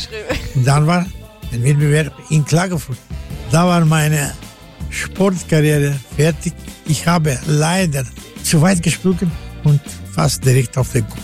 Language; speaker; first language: German; non-native, learner; Slovenian